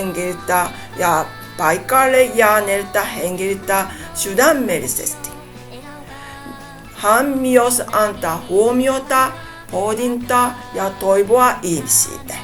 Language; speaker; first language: Finnish; non-native, learner; Japanese